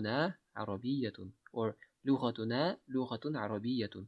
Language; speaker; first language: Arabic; non-native, fluent; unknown